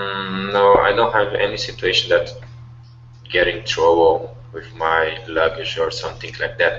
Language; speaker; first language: English; non-native, learner; Portuguese